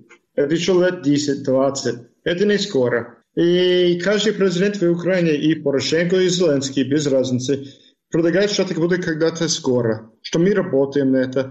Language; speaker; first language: Russian; non-native, fluent; English